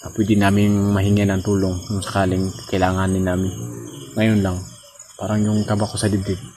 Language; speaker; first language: Filipino; non-native, local second language; Cebuano